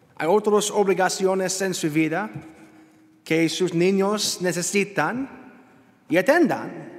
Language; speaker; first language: Spanish; non-native, learner; English